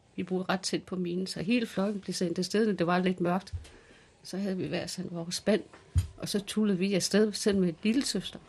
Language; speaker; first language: Danish; early bilingual, other home language; Kalaallisut